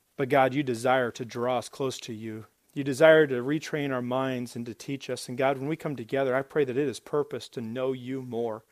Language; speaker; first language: English; native; English